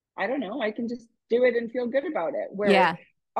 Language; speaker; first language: English; native; English